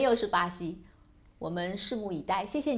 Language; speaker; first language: Chinese; native; Chinese